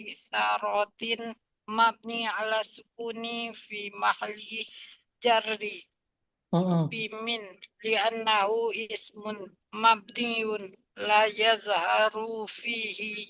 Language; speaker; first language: Arabic; non-native, learner; Indonesian